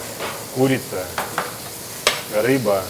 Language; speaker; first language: Russian; native; Russian